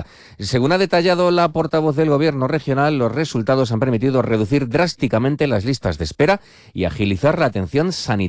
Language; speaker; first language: Spanish; native; Spanish